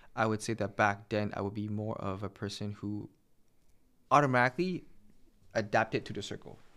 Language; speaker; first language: English; native; English